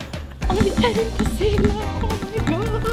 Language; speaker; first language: Swedish; non-native, fluent; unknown